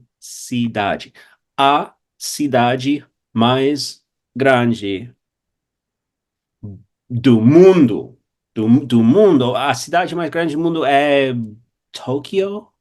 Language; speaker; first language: Portuguese; non-native, fluent; English